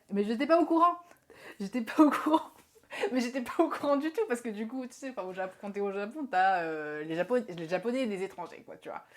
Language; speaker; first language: French; early bilingual, other home language; Japanese